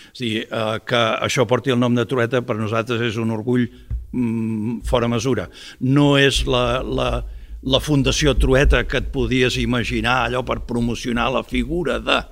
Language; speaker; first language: Catalan; early bilingual, heritage; Catalan